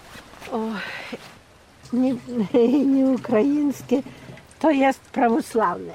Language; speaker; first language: Polish; non-native, local second language; Ukrainian